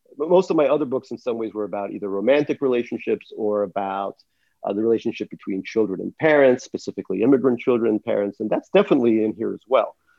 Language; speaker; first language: English; early bilingual, other home language; Russian